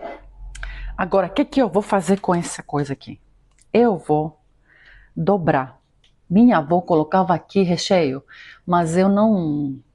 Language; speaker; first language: Portuguese; non-native, fluent; Greek